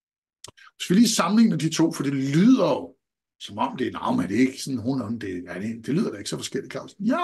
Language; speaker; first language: Danish; native; Danish